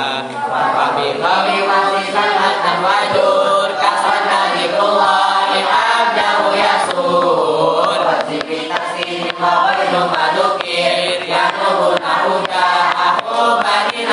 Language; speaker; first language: Indonesian; native; Indonesian